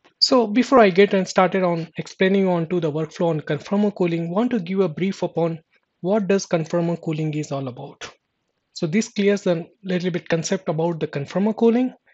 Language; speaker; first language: English; non-native, local second language; Marathi